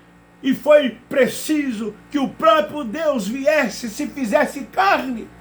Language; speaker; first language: Portuguese; native; Portuguese